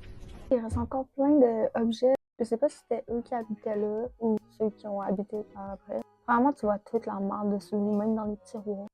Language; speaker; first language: French; native; French